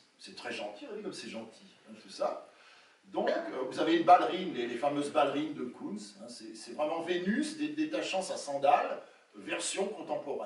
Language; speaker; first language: French; native; French